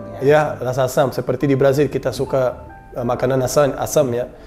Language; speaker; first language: Indonesian; non-native, learner; Portuguese